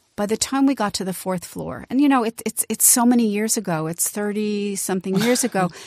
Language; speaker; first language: English; native; English